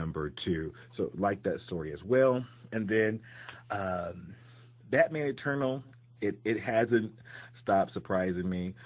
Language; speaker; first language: English; native; English